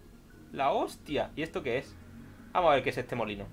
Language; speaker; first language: Spanish; native; Spanish